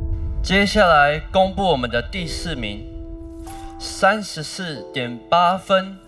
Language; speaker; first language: Chinese; native; Chinese